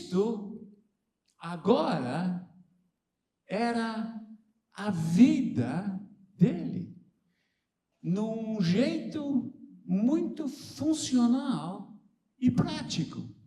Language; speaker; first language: Portuguese; non-native, fluent; English